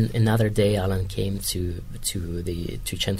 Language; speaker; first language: English; non-native, fluent; Kazakh